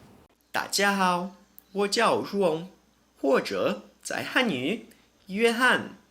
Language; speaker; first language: Chinese; non-native, learner; Portuguese